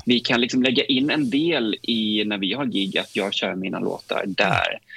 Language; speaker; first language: Swedish; native; Swedish